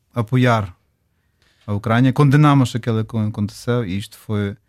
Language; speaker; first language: Portuguese; non-native, fluent; Ukrainian